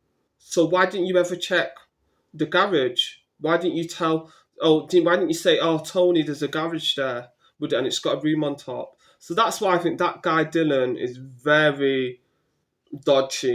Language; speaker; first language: English; native; English